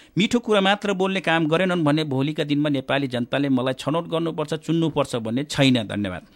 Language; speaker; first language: Nepali; non-native, local second language; Eastern Tamang